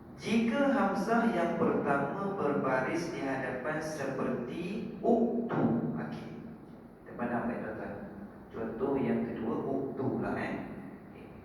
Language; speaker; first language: Malay; native; Malay